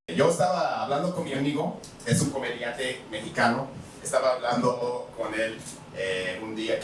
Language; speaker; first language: Spanish; non-native, fluent; English